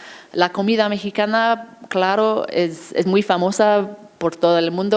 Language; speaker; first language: Spanish; non-native, fluent; English